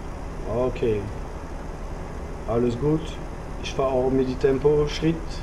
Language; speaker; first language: German; non-native, learner; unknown